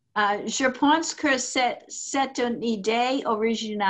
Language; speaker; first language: French; non-native, learner; English